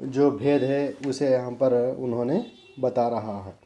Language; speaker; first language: Hindi; non-native, local second language; Telugu